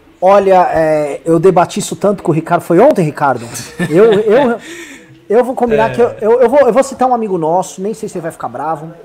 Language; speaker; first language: Portuguese; native; Portuguese